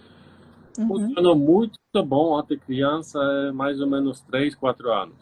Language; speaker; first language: Portuguese; non-native, learner; Polish